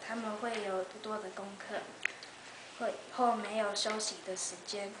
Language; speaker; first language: Chinese; early bilingual, heritage; Chinese